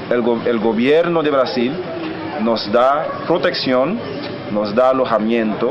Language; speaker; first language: Spanish; non-native, fluent; Haitian Creole